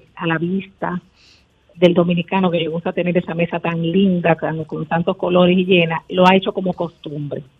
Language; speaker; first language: Spanish; native; Spanish